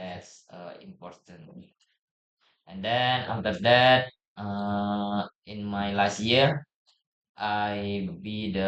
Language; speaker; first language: English; non-native, learner; Indonesian